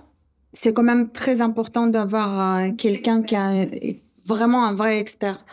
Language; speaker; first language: French; non-native, fluent; Russian